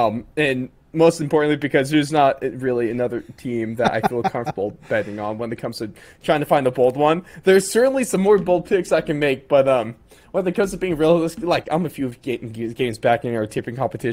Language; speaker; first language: English; native; English